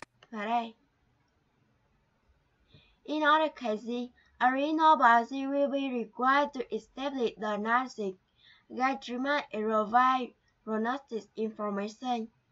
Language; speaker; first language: English; non-native, fluent; Vietnamese